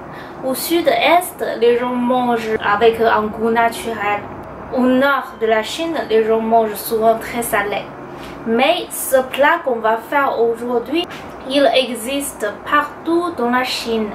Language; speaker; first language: French; non-native, fluent; Chinese